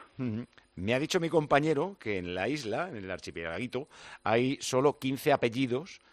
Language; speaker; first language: Spanish; native; Spanish